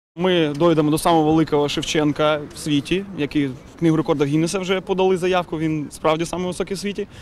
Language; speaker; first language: Ukrainian; non-native, local second language; Russian